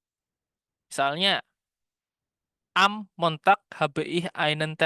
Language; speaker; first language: German; non-native, fluent; Indonesian